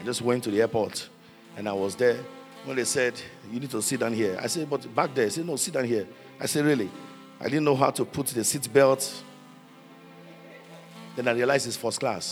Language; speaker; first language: English; non-native, local second language; Yoruba